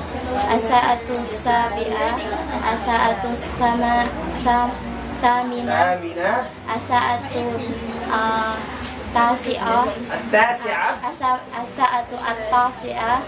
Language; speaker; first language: Arabic; non-native, learner; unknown